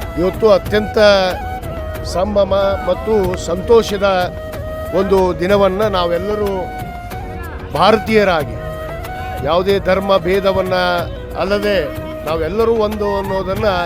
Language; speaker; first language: Kannada; native; Kannada